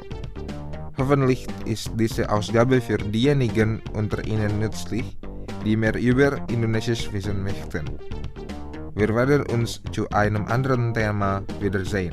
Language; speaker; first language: German; non-native, fluent; Indonesian